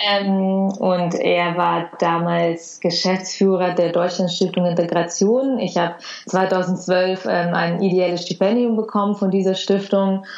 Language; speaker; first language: German; early bilingual, other home language; Russian